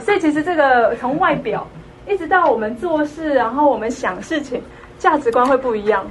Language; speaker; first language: Chinese; native; Chinese